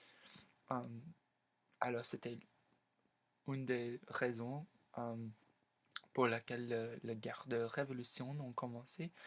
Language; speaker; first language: French; non-native, learner; English